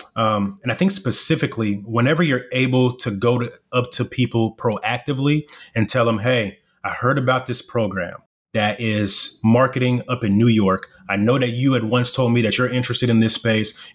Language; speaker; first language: English; early bilingual, other home language; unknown